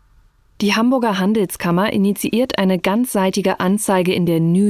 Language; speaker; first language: German; native; German